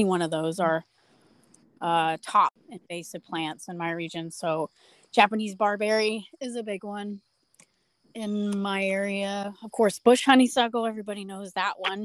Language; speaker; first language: English; native; English